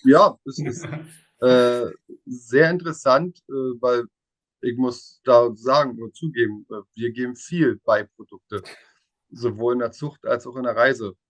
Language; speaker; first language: German; native; German